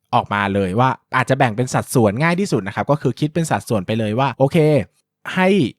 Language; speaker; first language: Thai; native; Thai